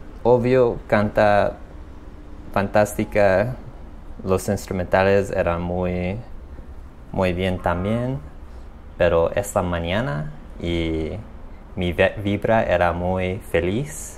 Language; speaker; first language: Spanish; non-native, learner; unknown